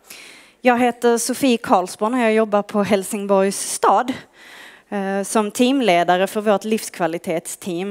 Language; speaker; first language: Swedish; native; Swedish